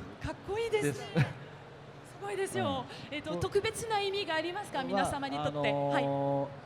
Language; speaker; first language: Japanese; non-native, fluent; French